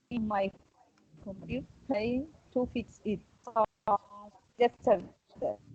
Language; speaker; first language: English; non-native, learner; Spanish